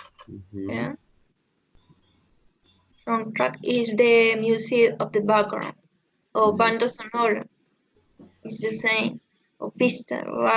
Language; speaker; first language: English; non-native, fluent; Spanish